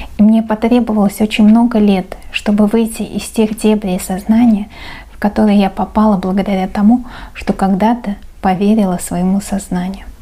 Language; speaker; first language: Russian; non-native, local second language; Uzbek